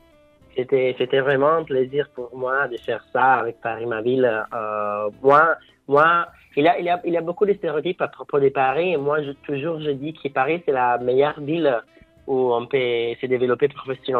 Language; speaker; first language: French; non-native, fluent; Italian